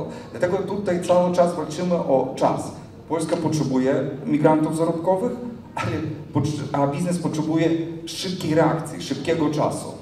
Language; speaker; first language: Polish; non-native, fluent; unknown